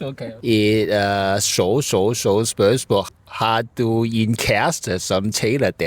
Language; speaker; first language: Danish; non-native, learner; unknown